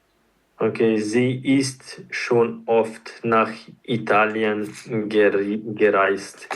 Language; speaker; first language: German; non-native, learner; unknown